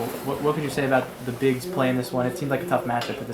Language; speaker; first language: English; native; English